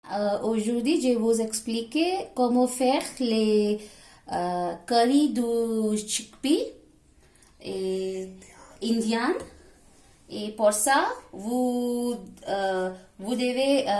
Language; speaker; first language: French; non-native, learner; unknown